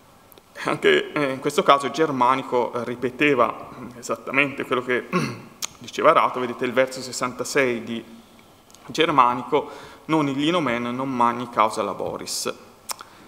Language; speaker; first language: Italian; native; Italian